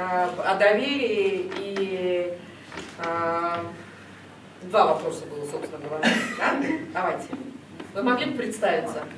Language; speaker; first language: Russian; native; Russian